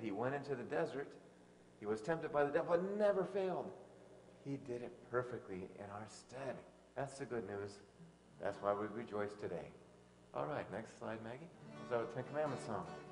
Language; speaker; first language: English; native; English